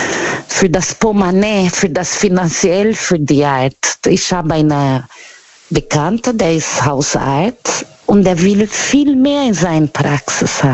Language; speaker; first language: German; non-native, learner; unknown